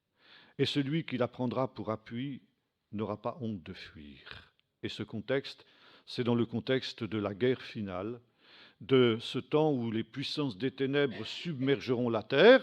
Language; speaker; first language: French; native; French